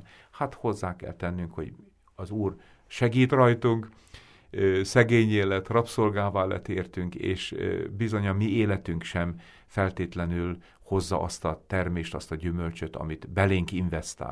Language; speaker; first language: Hungarian; native; Hungarian